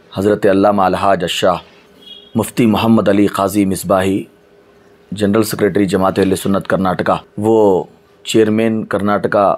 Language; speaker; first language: Urdu; native; Urdu